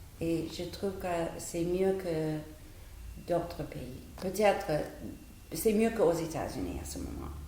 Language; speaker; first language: French; non-native, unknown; English